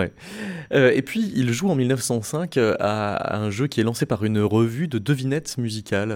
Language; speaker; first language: French; native; French